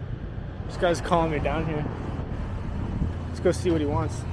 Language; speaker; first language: English; native; English